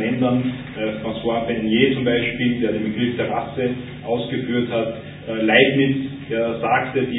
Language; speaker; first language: German; native; German